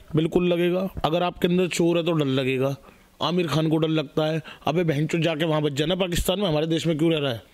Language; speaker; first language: Hindi; native; Hindi